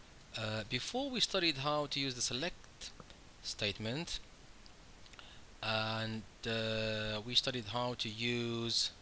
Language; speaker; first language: English; non-native, fluent; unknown